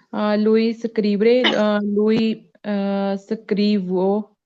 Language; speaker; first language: Italian; non-native, learner; Punjabi